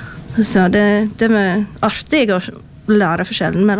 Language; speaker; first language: Swedish; non-native, fluent; English